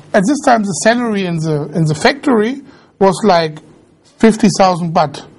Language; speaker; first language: English; non-native, fluent; German